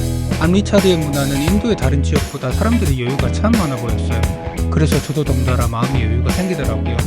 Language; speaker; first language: Korean; native; Korean